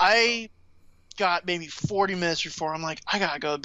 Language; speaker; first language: English; native; English